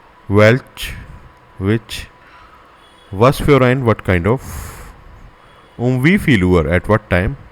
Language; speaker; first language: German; non-native, learner; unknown